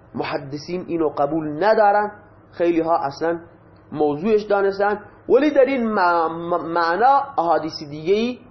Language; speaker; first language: Persian; non-native, local second language; Baluchi